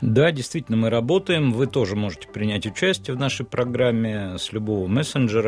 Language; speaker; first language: Russian; native; Russian